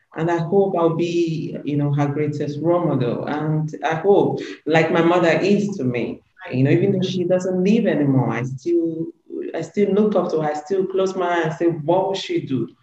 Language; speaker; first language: English; non-native, local second language; Igbo